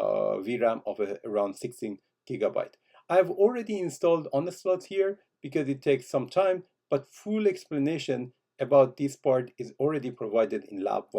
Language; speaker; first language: English; non-native, fluent; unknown